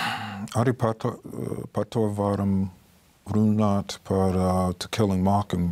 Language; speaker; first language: Latvian; non-native, fluent; English